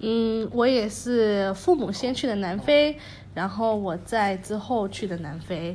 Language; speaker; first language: Chinese; early bilingual, heritage; Chinese